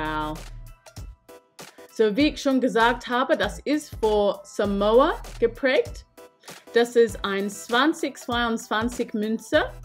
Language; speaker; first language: German; non-native, fluent; English